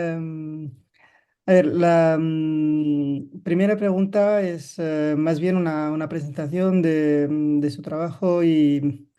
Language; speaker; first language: Spanish; non-native, fluent; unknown